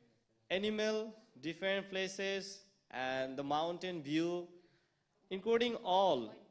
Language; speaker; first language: English; non-native, local second language; Bangla